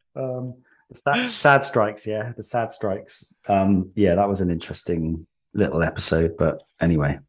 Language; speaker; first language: English; native; English